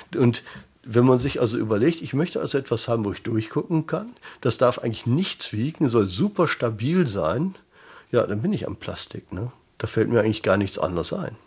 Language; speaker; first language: German; native; German